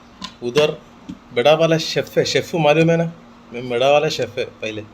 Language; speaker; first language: Hindi; non-native, local second language; Malayalam